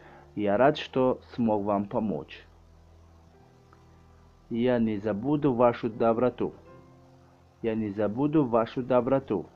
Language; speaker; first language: Russian; non-native, learner; Tajik